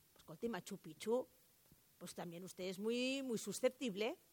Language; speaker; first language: Spanish; non-native, local second language; Catalan